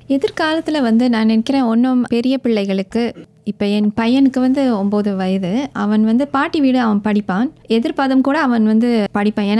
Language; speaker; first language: Tamil; native; Tamil